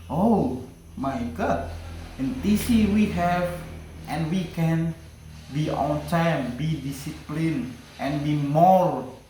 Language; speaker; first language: English; non-native, learner; Indonesian